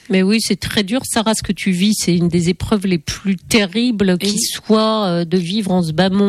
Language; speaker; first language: French; native; French